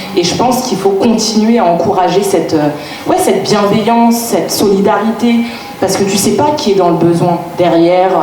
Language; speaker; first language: French; native; French